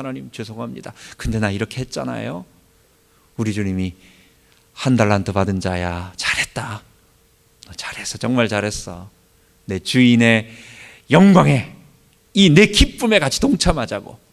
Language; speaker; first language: Korean; native; Korean